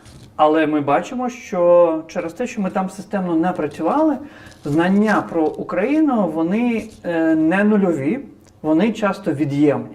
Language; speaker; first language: Ukrainian; non-native, fluent; Crimean Tatar